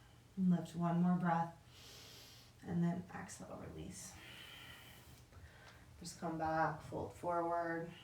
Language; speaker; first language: English; native; English